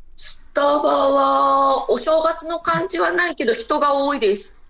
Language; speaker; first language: Japanese; non-native, fluent; Chinese